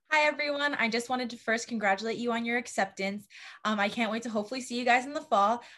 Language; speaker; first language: English; native; English